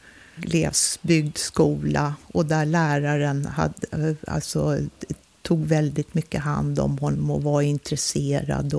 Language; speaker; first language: Swedish; native; Swedish